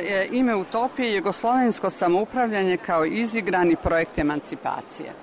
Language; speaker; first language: Croatian; native; Croatian